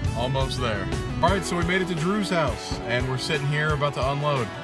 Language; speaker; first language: English; native; English